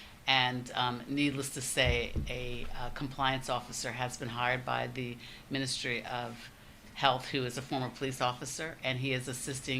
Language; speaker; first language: English; native; English